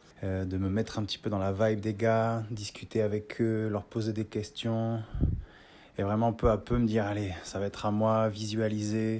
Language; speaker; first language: French; native; French